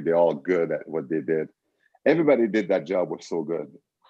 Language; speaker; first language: English; native; English